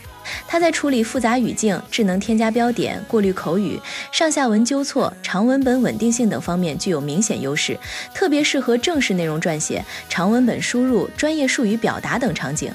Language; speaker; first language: Chinese; native; Chinese